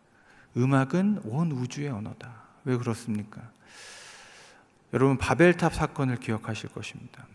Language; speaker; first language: Korean; native; Korean